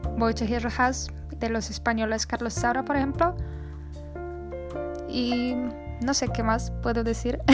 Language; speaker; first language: Spanish; non-native, fluent; Polish